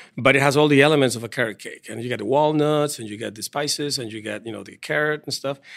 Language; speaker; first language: English; non-native, fluent; Spanish